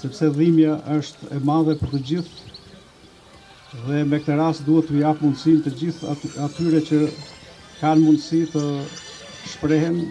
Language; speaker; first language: Albanian; native; Albanian